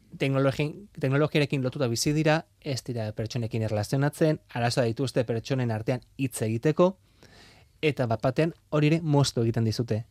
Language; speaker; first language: Basque; native; Basque